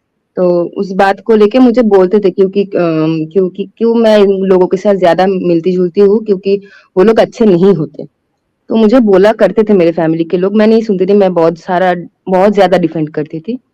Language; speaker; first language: Hindi; non-native, local second language; Bangla